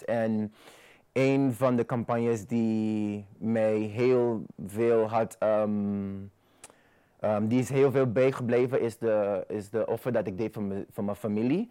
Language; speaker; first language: Dutch; non-native, fluent; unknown